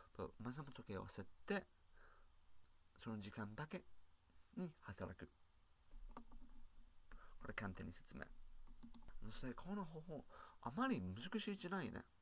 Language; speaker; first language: Japanese; non-native, learner; English